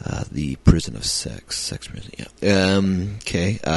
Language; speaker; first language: English; native; English